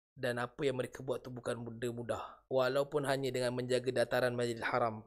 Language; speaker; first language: Malay; native; Malay